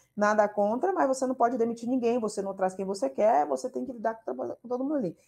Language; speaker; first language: Portuguese; native; Portuguese